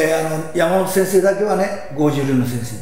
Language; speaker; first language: Japanese; native; Japanese